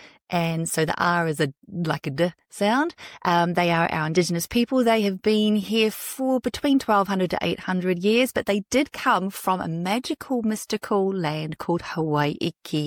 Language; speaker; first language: English; native; English